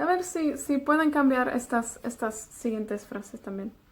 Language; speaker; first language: Spanish; non-native, fluent; Welsh